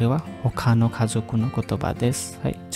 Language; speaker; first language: Japanese; non-native, fluent; Indonesian